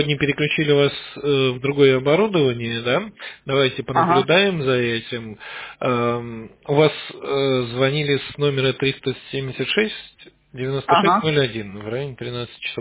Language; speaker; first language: Russian; native; Russian